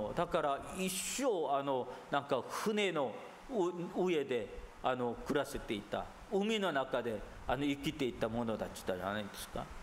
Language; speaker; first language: Japanese; non-native, fluent; Korean